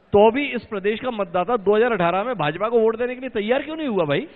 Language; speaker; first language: Hindi; native; Hindi